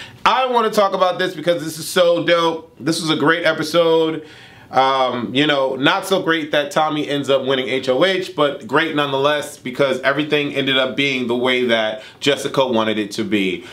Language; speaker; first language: English; native; English